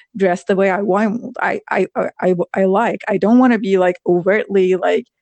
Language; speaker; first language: English; non-native, fluent; Persian